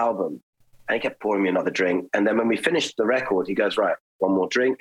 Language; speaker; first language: English; early bilingual, other home language; German